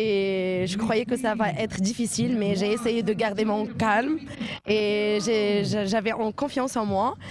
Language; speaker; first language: French; non-native, local second language; Arabic